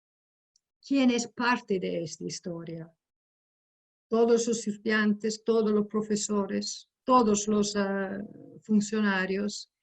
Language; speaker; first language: Spanish; non-native, fluent; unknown